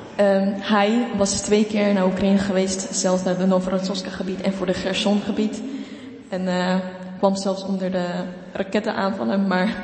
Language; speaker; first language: Dutch; non-native, fluent; Ukrainian